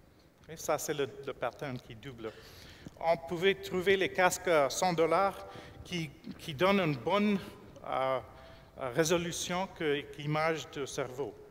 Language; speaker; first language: French; non-native, fluent; English